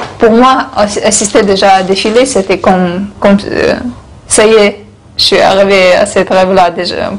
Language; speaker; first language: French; non-native, fluent; Chechen